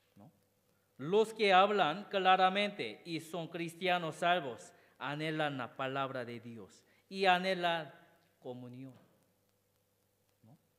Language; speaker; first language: Spanish; non-native, learner; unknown